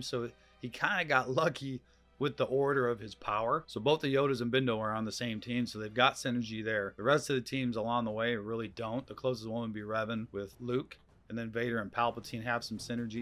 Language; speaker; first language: English; native; English